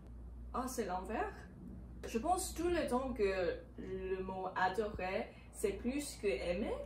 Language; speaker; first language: French; non-native, learner; English